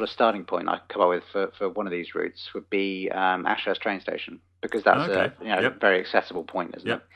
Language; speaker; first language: English; native; English